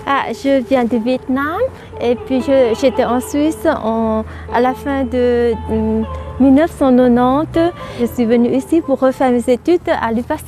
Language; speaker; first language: French; non-native, fluent; Vietnamese